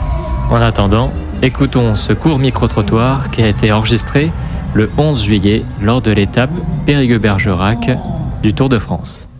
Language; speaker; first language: French; native; French